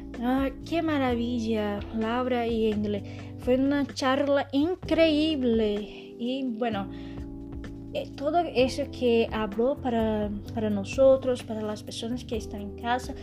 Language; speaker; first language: Spanish; non-native, learner; Portuguese